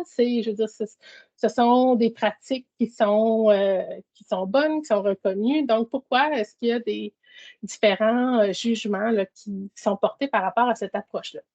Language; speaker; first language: French; native; French